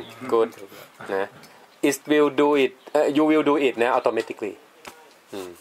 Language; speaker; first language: English; non-native, learner; Thai